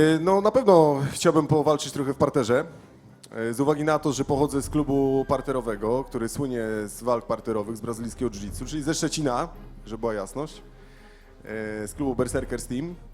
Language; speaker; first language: Polish; native; Polish